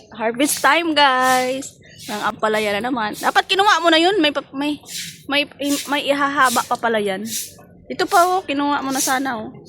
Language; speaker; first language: Filipino; native; Filipino